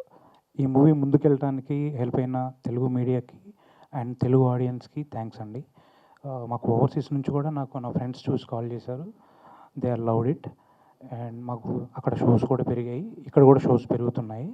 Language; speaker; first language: Telugu; native; Telugu